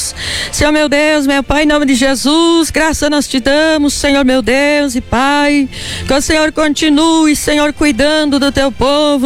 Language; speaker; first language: Portuguese; native; Portuguese